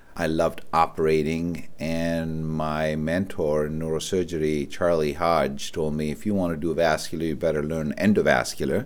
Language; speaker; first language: English; non-native, local second language; Urdu